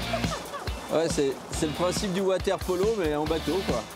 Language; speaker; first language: French; native; French